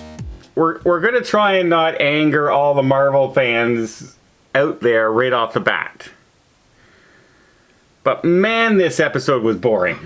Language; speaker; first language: English; native; English